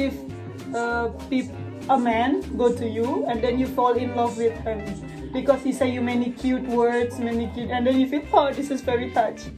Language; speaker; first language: English; non-native, learner; Indonesian